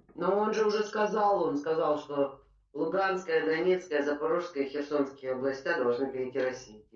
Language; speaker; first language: Ukrainian; non-native, local second language; Russian